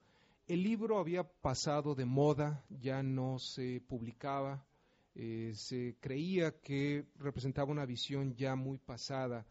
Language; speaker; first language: Spanish; native; Spanish